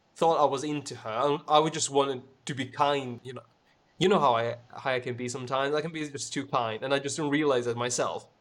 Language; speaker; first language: English; non-native, fluent; Swedish